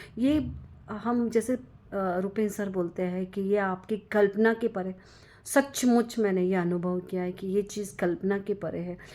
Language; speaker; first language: Hindi; native; Hindi